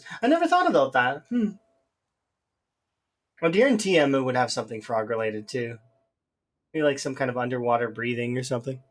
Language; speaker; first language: English; native; English